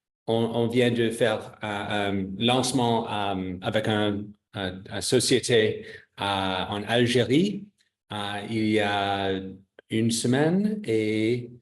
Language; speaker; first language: French; non-native, fluent; English